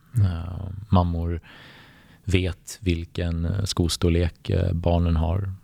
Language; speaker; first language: Swedish; early bilingual, other home language; Bosnian